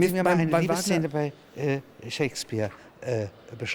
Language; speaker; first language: German; native; German